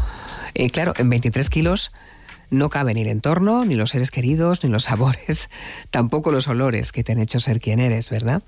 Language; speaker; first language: Spanish; native; Spanish